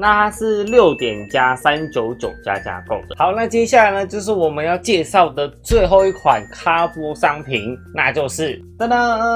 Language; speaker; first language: Chinese; native; Chinese